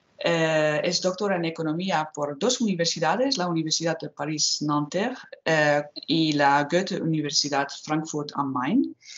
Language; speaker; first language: Spanish; native; Spanish